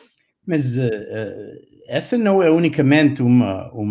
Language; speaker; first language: Portuguese; non-native, fluent; English